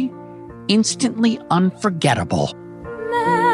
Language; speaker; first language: English; native; English